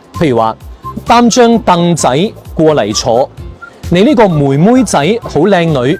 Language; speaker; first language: Cantonese; native; Cantonese